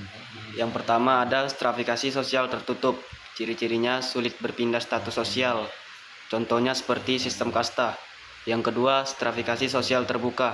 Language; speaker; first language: Indonesian; native; Indonesian